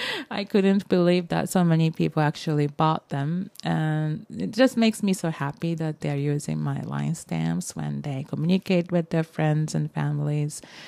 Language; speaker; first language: English; non-native, fluent; Japanese